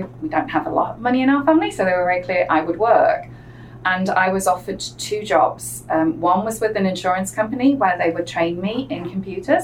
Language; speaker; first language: English; native; English